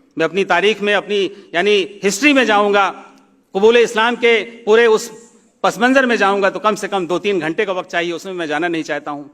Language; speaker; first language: Urdu; native; Urdu